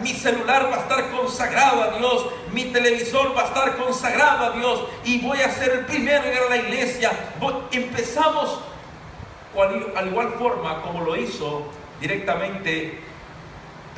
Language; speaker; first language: Spanish; native; Spanish